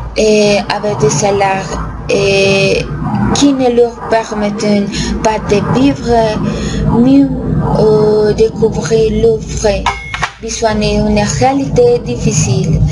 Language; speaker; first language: French; non-native, learner; Spanish